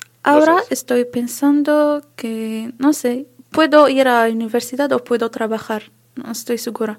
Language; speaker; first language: Spanish; non-native, learner; Arabic